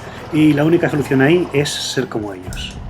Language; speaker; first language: Spanish; native; Spanish